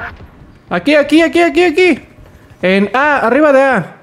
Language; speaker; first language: Spanish; native; Spanish